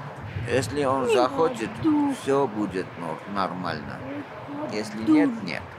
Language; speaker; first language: Russian; non-native, local second language; Armenian